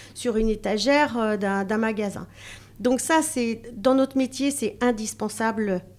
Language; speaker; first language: French; native; French